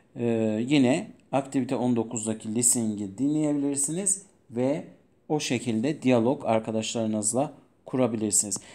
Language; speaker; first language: Turkish; non-native, fluent; Persian